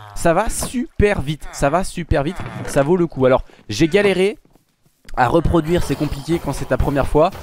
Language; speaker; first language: French; native; French